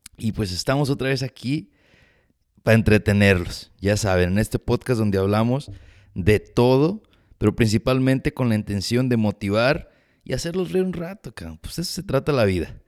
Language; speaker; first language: Spanish; native; Spanish